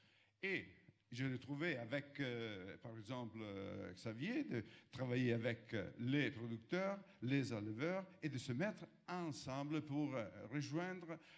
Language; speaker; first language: French; non-native, fluent; Italian